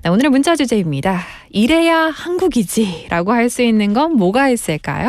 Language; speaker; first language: Korean; native; Korean